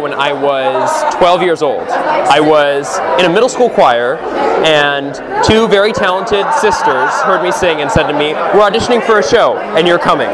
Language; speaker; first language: English; native; English